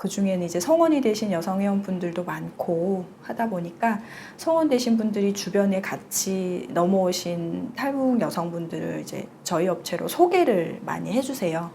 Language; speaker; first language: Korean; native; Korean